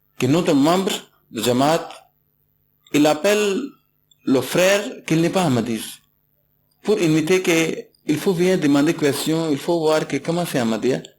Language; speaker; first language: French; non-native, learner; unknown